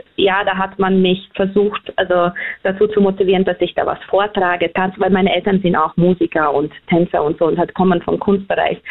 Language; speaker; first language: German; early bilingual, other home language; Hungarian